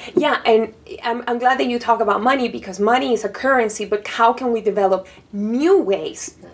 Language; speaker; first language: English; non-native, fluent; Spanish